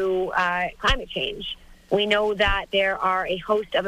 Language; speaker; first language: English; native; English